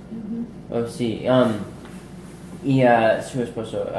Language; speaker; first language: Spanish; non-native, learner; English